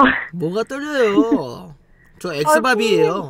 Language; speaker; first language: Korean; native; Korean